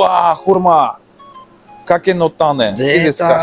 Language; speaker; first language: Japanese; non-native, learner; Russian